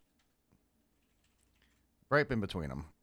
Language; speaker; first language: English; native; English